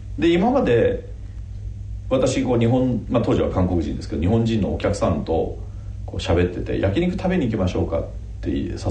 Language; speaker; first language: Japanese; native; Japanese